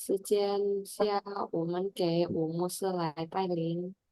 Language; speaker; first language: Chinese; non-native, learner; Indonesian